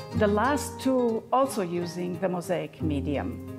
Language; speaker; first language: English; non-native, fluent; Romanian